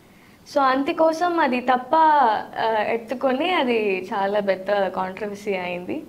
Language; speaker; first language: Telugu; non-native, learner; Tamil